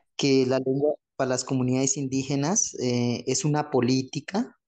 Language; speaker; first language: Spanish; non-native, local second language; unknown